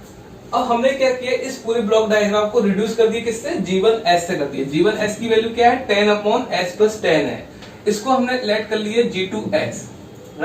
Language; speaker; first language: Hindi; native; Hindi